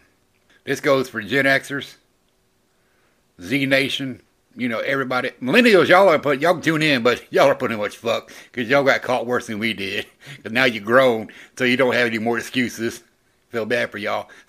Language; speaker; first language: English; native; English